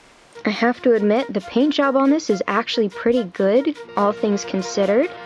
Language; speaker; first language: English; native; English